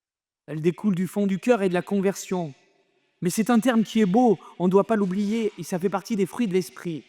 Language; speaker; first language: French; native; French